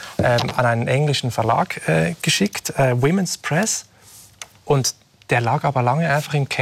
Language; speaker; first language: German; native; German